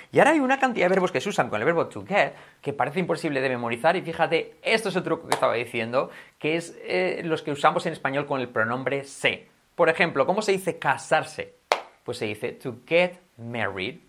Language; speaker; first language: Spanish; native; Spanish